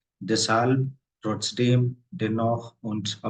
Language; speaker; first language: German; non-native, fluent; Hindi